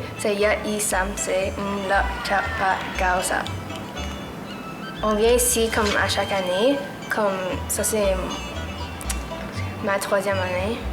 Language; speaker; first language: French; non-native, local second language; English